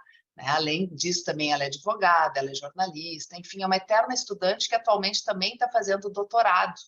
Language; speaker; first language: Portuguese; native; Portuguese